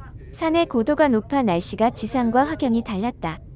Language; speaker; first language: Korean; native; Korean